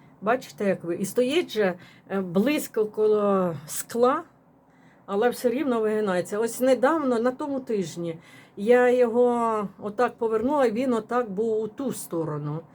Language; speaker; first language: Ukrainian; non-native, local second language; Russian